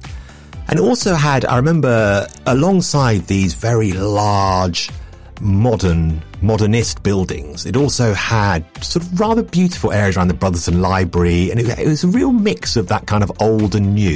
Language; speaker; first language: English; native; English